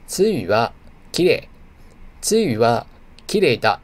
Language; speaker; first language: Japanese; non-native, fluent; Chinese